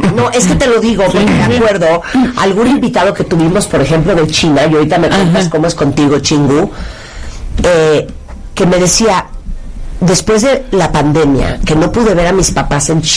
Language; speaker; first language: Spanish; native; Spanish